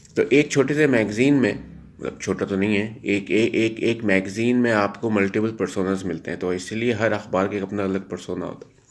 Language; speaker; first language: Urdu; native; Urdu